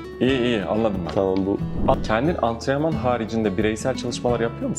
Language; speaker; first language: Turkish; native; Turkish